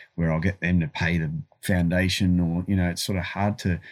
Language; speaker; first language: English; native; English